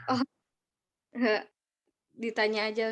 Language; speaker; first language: Indonesian; native; Indonesian